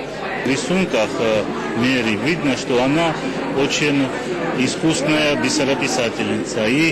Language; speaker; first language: Russian; non-native, fluent; Georgian